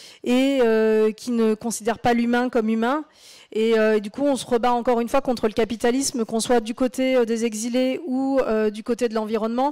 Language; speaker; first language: French; native; French